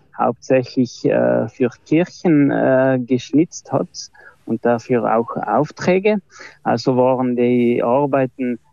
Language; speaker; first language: German; non-native, local second language; Ladin